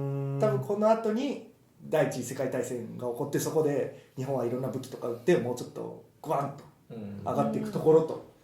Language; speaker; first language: Japanese; native; Japanese